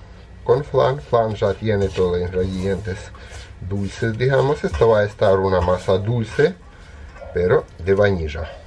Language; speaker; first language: Spanish; non-native, fluent; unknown